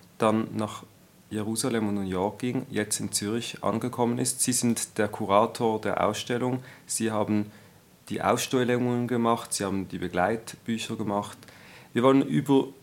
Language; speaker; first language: German; native; German